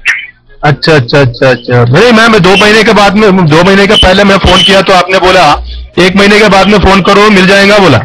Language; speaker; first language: Hindi; non-native, local second language; Malayalam